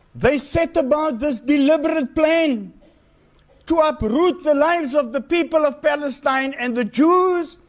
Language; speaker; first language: English; non-native, local second language; Afrikaans